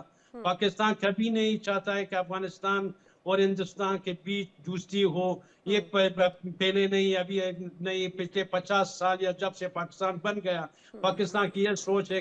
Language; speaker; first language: Hindi; non-native, fluent; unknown